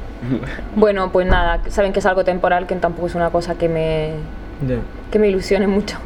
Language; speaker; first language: Spanish; native; Spanish